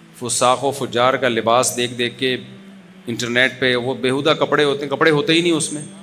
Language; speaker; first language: Urdu; native; Urdu